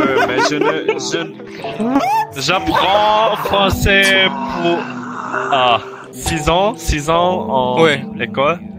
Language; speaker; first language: French; non-native, learner; German